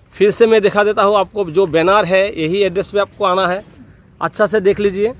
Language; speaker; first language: Hindi; non-native, local second language; Assamese